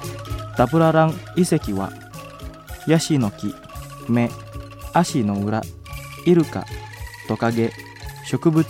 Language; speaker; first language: Japanese; non-native, fluent; Indonesian